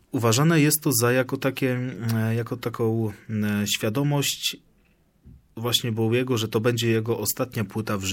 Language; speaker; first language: Polish; native; Polish